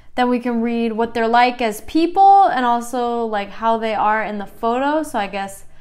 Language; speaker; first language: English; native; English